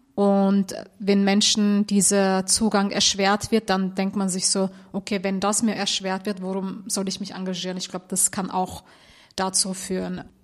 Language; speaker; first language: German; early bilingual, other home language; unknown